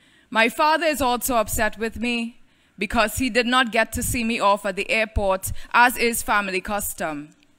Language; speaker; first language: English; native; English